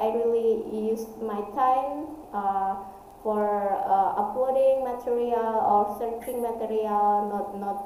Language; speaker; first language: English; non-native, learner; Indonesian